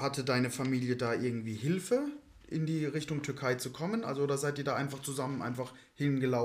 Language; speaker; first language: German; native; German